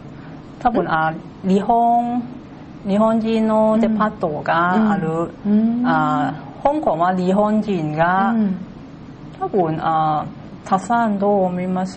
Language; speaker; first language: Japanese; non-native, learner; Cantonese